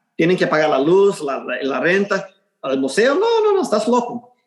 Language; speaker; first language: Spanish; early bilingual, heritage; Spanish